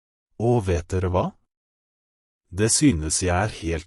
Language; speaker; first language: Norwegian; non-native, fluent; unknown